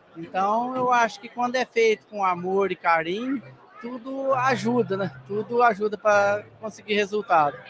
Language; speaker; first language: Portuguese; native; Portuguese